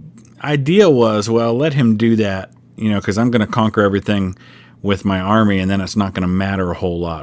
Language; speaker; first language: English; native; English